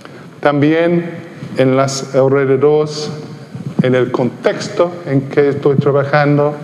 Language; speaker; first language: Spanish; non-native, fluent; English